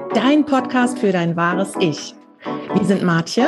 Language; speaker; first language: German; native; German